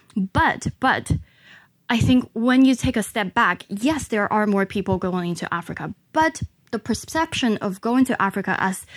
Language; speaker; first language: English; non-native, local second language; Chinese